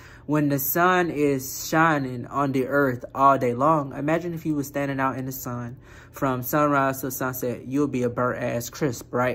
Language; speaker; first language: English; native; English